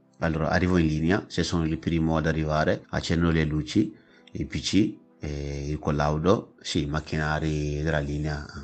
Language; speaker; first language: Italian; non-native, fluent; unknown